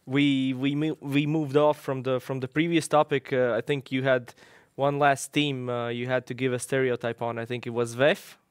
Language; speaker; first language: English; non-native, fluent; Latvian